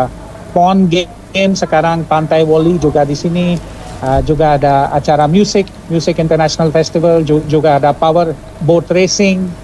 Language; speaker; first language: Indonesian; non-native, fluent; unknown